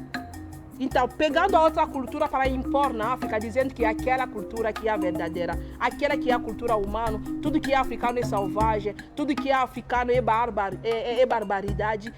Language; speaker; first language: Portuguese; non-native, fluent; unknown